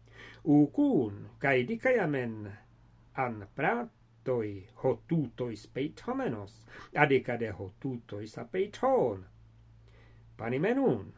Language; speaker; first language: Greek; non-native, fluent; English